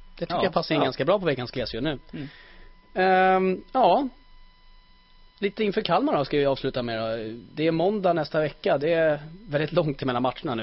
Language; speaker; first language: Swedish; native; Swedish